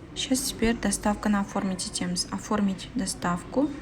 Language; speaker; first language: Russian; non-native, local second language; Kazakh